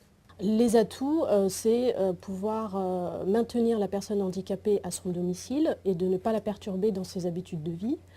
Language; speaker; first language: French; native; French